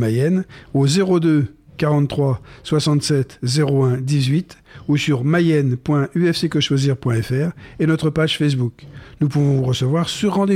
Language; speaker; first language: French; native; French